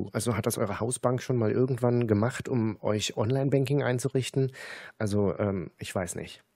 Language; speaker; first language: German; native; German